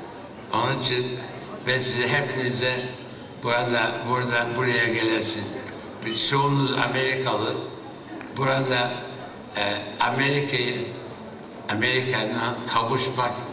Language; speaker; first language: Turkish; early bilingual, heritage; Turkish